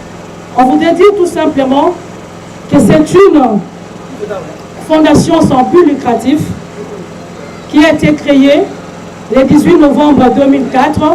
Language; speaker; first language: French; non-native, local second language; Lingala